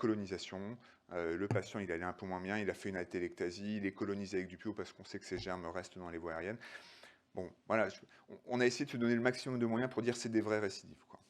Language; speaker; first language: French; native; French